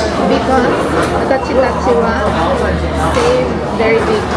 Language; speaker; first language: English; non-native, local second language; Filipino